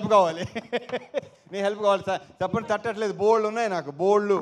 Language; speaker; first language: Telugu; native; Telugu